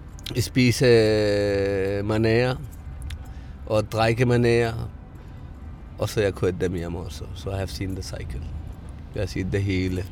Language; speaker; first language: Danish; non-native, fluent; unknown